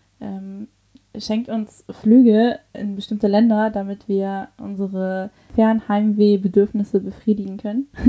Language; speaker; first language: German; early bilingual, other home language; Chinese